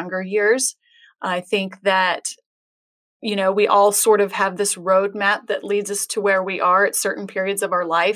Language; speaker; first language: English; native; English